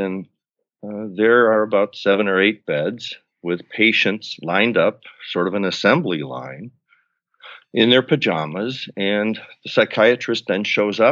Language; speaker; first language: English; native; English